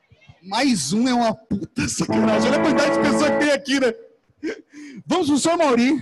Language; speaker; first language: Portuguese; native; Portuguese